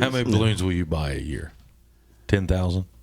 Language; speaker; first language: English; native; English